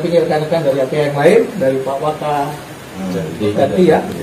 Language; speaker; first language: Indonesian; native; Indonesian